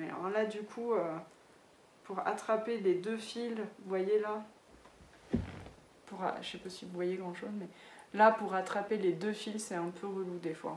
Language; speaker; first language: French; native; French